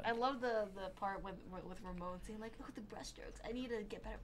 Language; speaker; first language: English; native; English